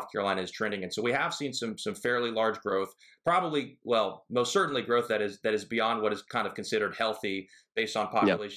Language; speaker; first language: English; native; English